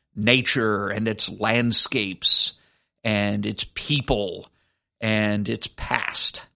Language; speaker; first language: English; native; English